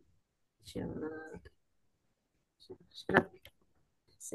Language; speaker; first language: Arabic; non-native, learner; Indonesian